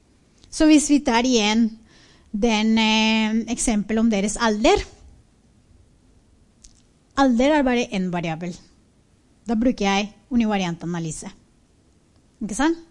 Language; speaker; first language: Norwegian; non-native, fluent; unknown